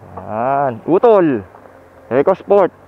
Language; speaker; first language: Filipino; native; Filipino